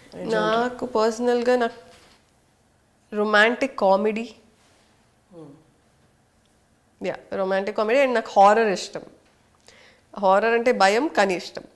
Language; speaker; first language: Telugu; non-native, local second language; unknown